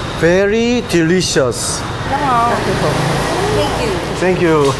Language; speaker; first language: English; non-native, learner; Korean